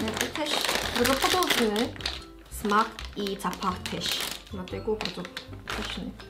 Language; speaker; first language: Polish; non-native, learner; Korean